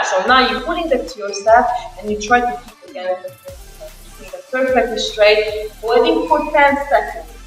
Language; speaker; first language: English; non-native, fluent; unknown